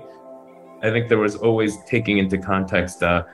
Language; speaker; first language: English; native; English